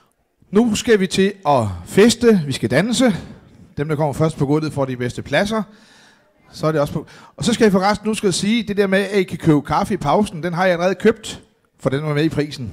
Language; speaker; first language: Danish; native; Danish